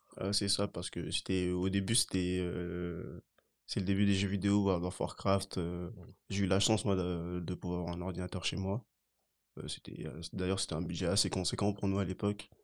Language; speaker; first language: French; early bilingual, other home language; Haitian Creole